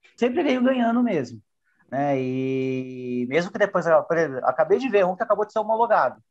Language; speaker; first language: Portuguese; native; Portuguese